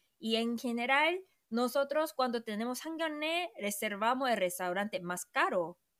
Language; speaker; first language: Spanish; non-native, fluent; Korean